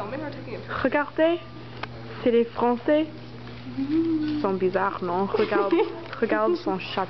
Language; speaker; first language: French; non-native, learner; English